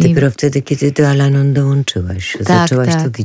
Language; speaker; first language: Polish; native; Polish